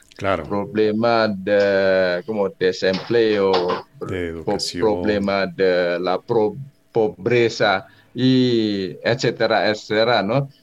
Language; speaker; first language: Spanish; non-native, fluent; Indonesian